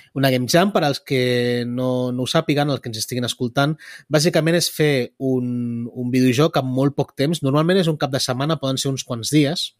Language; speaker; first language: Catalan; early bilingual, other home language; Spanish